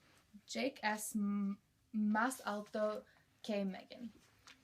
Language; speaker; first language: Spanish; non-native, learner; English